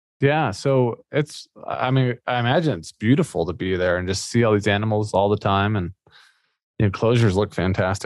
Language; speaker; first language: English; native; English